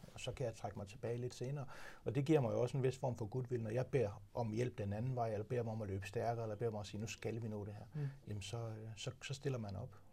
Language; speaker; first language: Danish; native; Danish